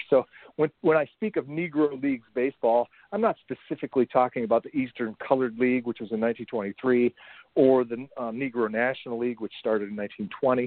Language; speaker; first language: English; native; English